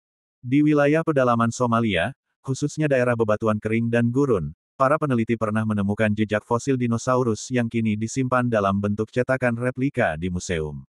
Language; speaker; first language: Indonesian; native; Indonesian